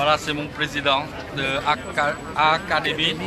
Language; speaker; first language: French; non-native, learner; Khmer